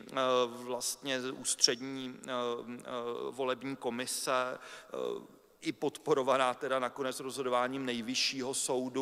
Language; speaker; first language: Czech; native; Czech